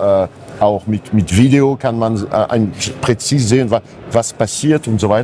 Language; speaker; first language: German; non-native, fluent; French